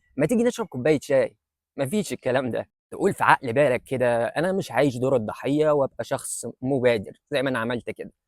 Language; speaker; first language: Egyptian Arabic; non-native, fluent; Russian